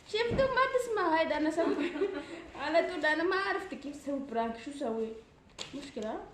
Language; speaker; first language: Arabic; non-native, learner; Oromo